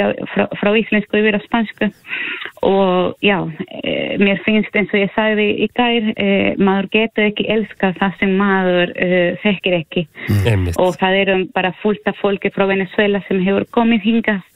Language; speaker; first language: Icelandic; non-native, fluent; Spanish